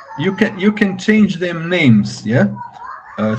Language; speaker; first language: English; non-native, learner; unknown